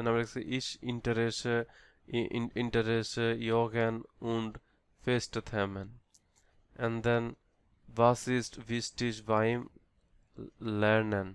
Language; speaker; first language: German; non-native, learner; Bangla